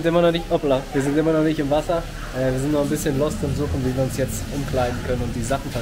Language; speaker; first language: German; native; German